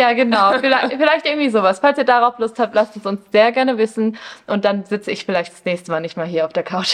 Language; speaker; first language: German; early bilingual, other home language; Spanish